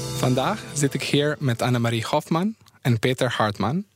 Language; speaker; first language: Dutch; non-native, fluent; Bosnian